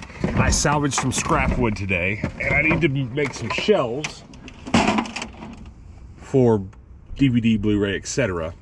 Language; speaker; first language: English; native; English